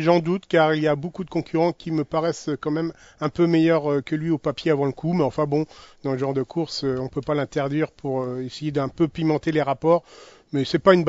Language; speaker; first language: French; native; French